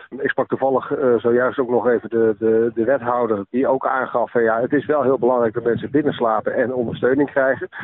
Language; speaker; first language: Dutch; native; Dutch